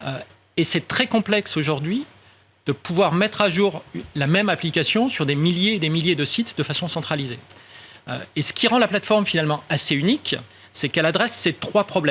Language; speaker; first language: French; native; French